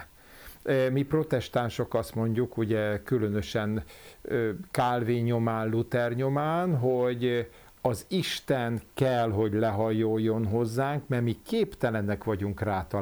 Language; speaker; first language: Hungarian; native; Hungarian